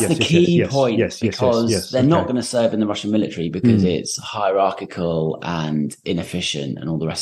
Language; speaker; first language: English; native; English